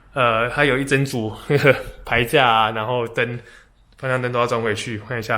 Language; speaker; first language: Chinese; native; Chinese